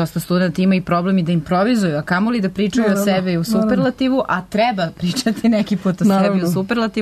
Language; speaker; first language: Serbian; native; Serbian